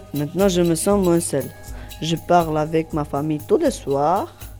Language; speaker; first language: French; non-native, learner; Albanian